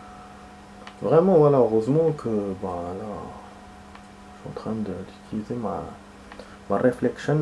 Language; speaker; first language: French; native; French